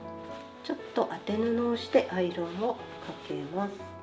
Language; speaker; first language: Japanese; native; Japanese